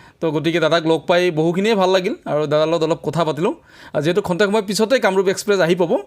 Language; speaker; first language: Assamese; native; Assamese